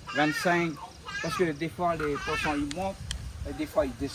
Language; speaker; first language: French; non-native, local second language; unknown